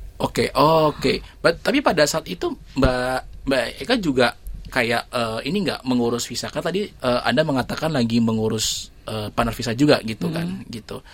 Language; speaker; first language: Indonesian; native; Indonesian